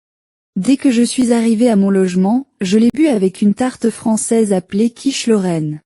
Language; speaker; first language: French; non-native, learner; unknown